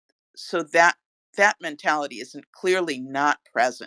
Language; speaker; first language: English; native; English